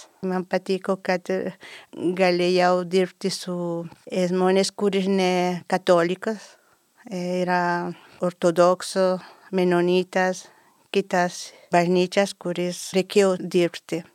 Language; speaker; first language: Lithuanian; non-native, learner; Spanish